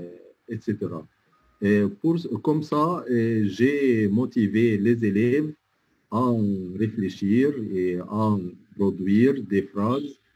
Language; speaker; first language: French; non-native, fluent; Arabic